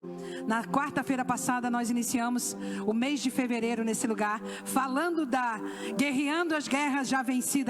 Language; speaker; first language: Portuguese; native; Portuguese